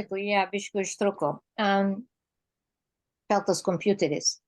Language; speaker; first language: Lithuanian; early bilingual, heritage; Lithuanian